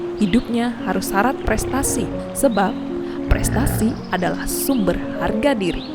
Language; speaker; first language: Indonesian; native; Indonesian